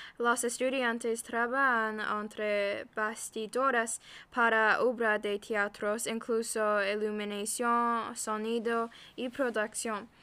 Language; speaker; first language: Spanish; non-native, learner; English